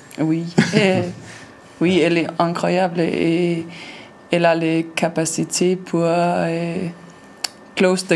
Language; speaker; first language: French; non-native, learner; Danish